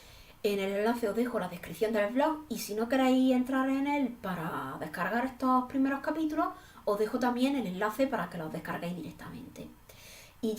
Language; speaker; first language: Spanish; native; Spanish